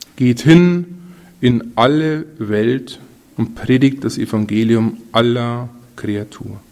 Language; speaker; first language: German; native; German